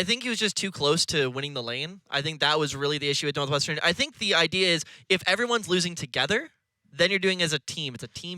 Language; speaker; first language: English; native; English